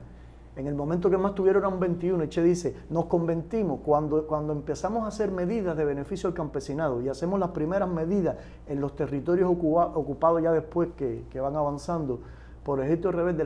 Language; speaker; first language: Spanish; native; Spanish